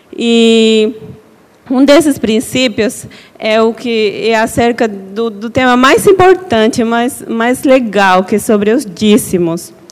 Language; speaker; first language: Portuguese; non-native, fluent; Spanish